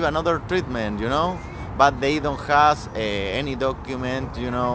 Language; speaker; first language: English; non-native, learner; Spanish